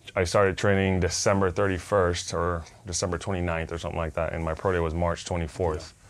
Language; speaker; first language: English; non-native, fluent; Spanish